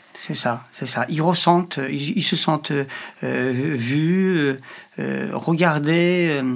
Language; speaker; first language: French; non-native, fluent; Polish